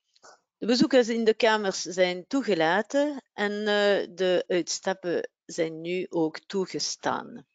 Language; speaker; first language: Dutch; non-native, local second language; French